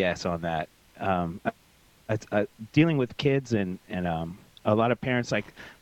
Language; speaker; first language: English; native; English